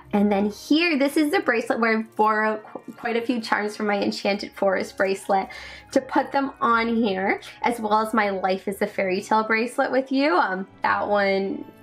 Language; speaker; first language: English; native; English